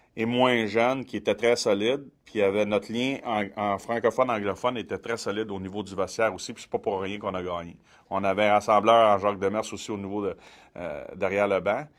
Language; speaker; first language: French; native; French